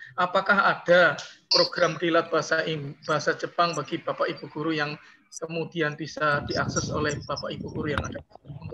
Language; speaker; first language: Indonesian; native; Indonesian